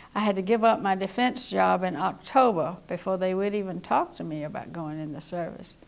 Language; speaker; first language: English; native; English